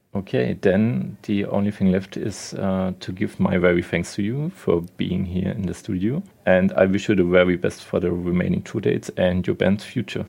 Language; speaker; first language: English; non-native, fluent; German